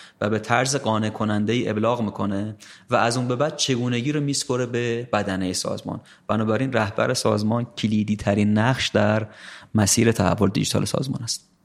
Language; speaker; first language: Persian; native; Persian